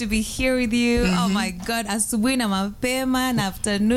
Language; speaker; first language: English; non-native, local second language; Swahili